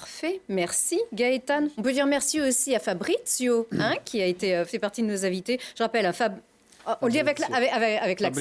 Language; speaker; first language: French; native; French